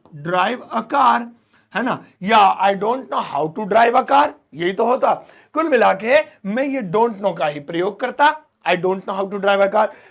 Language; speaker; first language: Hindi; native; Hindi